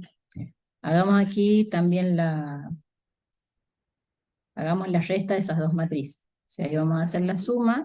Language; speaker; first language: Spanish; native; Spanish